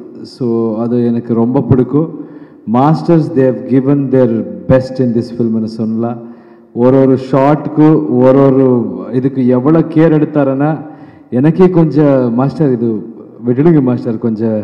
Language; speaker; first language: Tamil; non-native, learner; Kannada